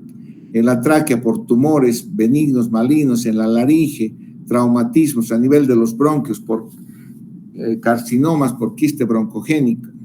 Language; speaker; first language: Spanish; native; Spanish